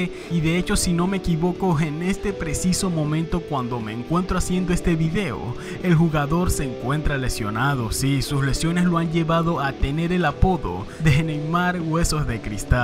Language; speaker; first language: Spanish; native; Spanish